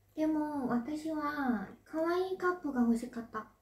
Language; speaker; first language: Japanese; non-native, learner; Korean